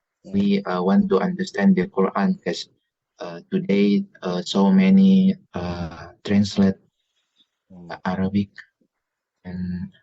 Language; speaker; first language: English; non-native, learner; Indonesian